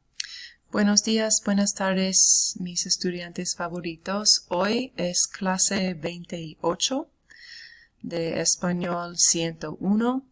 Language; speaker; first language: Spanish; non-native, fluent; English